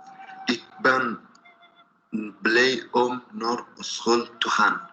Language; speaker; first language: Dutch; non-native, learner; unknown